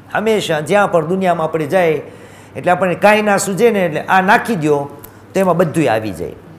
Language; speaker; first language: Gujarati; early bilingual, heritage; Gujarati